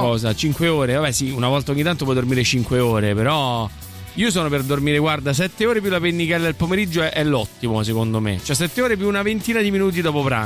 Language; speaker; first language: Italian; native; Italian